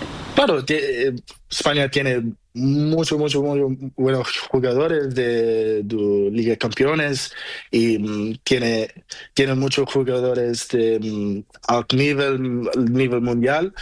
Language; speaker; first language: Spanish; non-native, learner; Portuguese